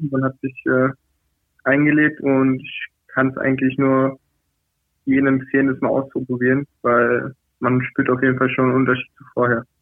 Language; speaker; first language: German; early bilingual, other home language; Portuguese